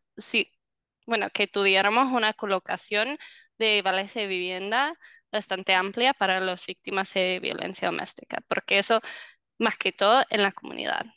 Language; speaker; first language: Spanish; non-native, fluent; English